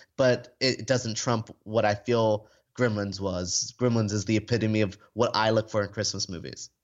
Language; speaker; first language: English; native; English